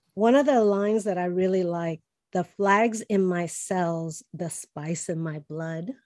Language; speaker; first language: English; early bilingual, other home language; Spanish